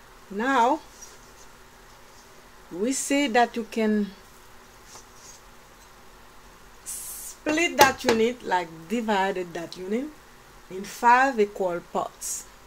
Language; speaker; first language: English; non-native, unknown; Haitian Creole